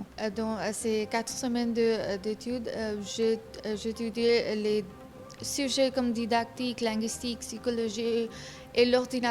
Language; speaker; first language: French; non-native, learner; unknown